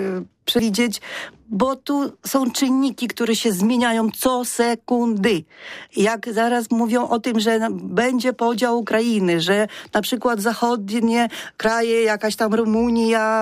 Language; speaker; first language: Polish; non-native, fluent; Ukrainian